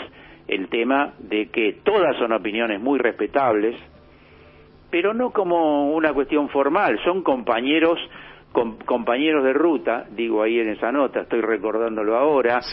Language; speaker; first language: Spanish; native; Spanish